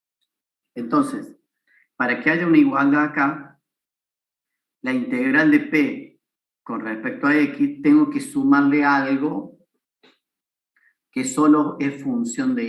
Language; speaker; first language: Spanish; native; Spanish